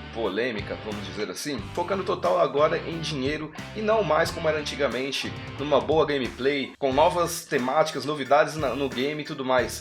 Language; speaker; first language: Portuguese; native; Portuguese